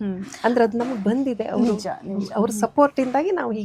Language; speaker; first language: Kannada; native; Kannada